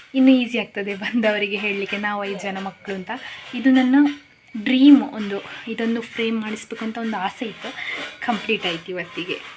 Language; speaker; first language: Kannada; non-native, local second language; Konkani